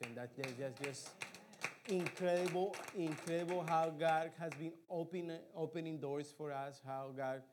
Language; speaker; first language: English; non-native, fluent; Spanish